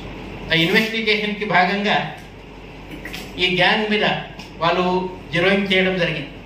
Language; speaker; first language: Telugu; native; Telugu